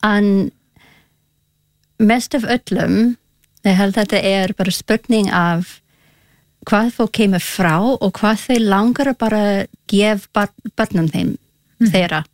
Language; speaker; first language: Icelandic; non-native, learner; Spanish